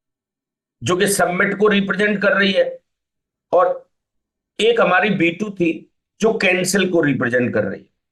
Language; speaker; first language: Hindi; native; Hindi